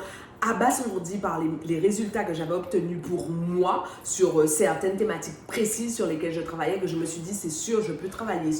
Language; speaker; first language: French; native; French